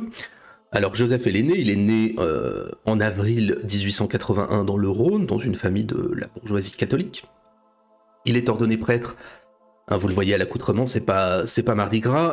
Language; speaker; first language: French; native; French